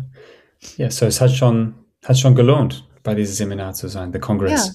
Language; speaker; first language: German; non-native, fluent; English